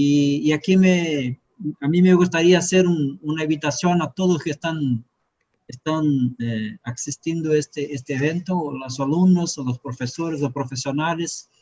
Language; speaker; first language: Spanish; non-native, fluent; Portuguese